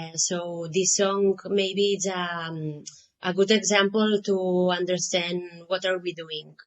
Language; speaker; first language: English; non-native, fluent; Catalan